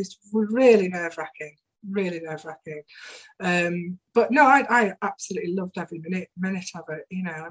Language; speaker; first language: English; native; English